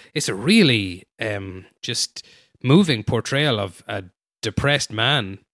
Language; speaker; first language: English; native; English